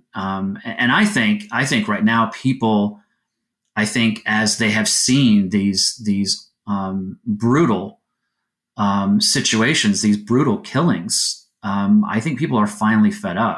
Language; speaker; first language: English; native; English